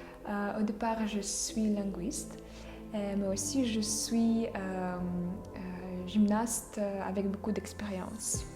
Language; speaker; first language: French; non-native, fluent; Russian